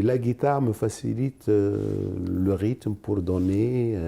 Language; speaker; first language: French; non-native, local second language; Arabic